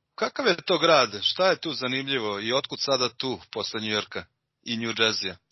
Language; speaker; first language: Serbian; native; Serbian